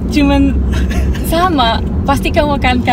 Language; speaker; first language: Indonesian; non-native, fluent; French